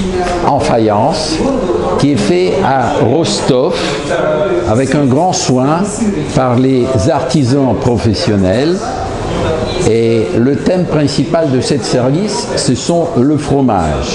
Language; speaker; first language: French; non-native, fluent; Russian